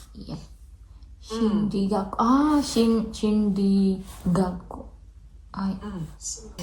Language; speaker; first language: Japanese; non-native, learner; Indonesian